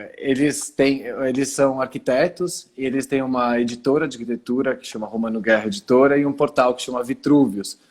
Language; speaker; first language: Portuguese; early bilingual, other home language; Italian